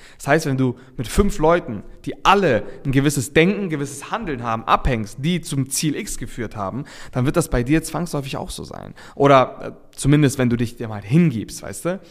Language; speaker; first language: German; early bilingual, other home language; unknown